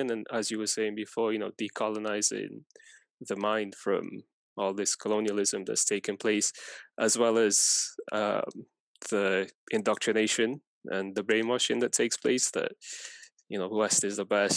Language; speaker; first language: English; non-native, fluent; Persian